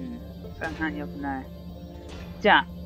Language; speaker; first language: Japanese; non-native, learner; English